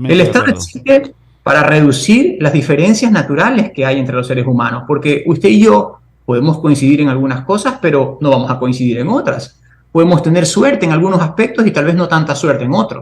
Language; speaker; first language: Spanish; native; Spanish